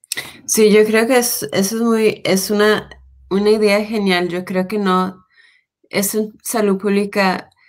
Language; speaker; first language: Spanish; non-native, fluent; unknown